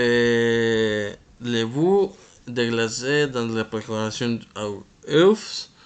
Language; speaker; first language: French; non-native, learner; Spanish